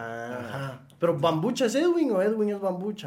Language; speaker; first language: Spanish; native; Spanish